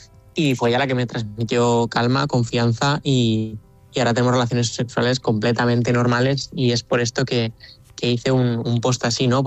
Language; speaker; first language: Spanish; native; Spanish